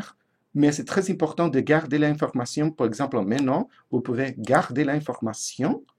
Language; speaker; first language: French; non-native, fluent; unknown